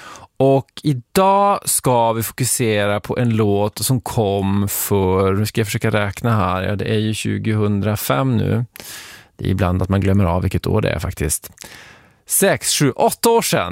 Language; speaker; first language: Swedish; native; Swedish